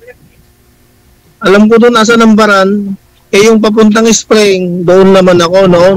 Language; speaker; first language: Filipino; non-native, local second language; Iloko